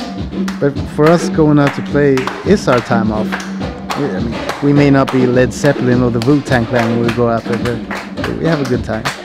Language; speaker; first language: English; non-native, fluent; Swedish